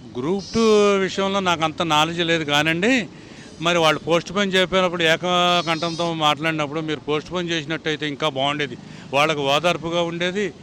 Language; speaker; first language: Telugu; native; Telugu